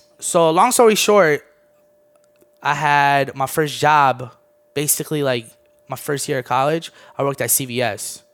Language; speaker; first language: English; early bilingual, other home language; Armenian